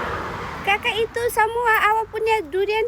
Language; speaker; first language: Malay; non-native, learner; Nepali